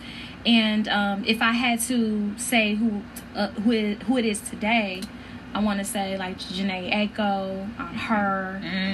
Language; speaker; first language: English; native; English